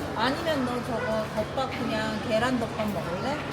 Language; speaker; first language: Korean; native; Korean